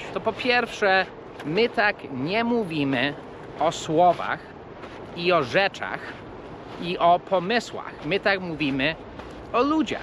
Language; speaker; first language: Polish; non-native, fluent; English